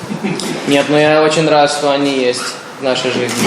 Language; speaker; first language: Russian; early bilingual, heritage; Russian